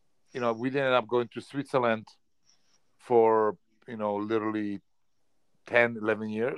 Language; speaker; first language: English; non-native, fluent; Polish